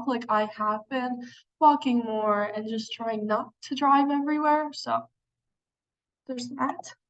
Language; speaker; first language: English; native; English